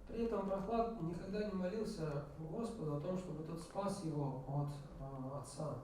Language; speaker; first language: Russian; native; Russian